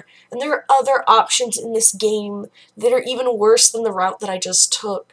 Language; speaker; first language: English; native; English